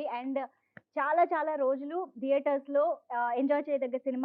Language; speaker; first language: Telugu; native; Telugu